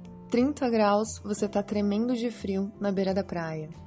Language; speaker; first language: Portuguese; native; Portuguese